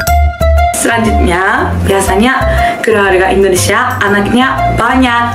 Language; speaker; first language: Indonesian; non-native, learner; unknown